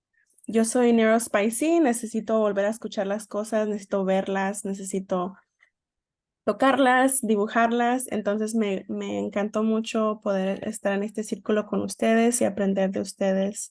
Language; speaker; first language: Spanish; early bilingual, heritage; Spanish